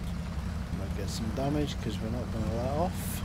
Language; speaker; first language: English; native; English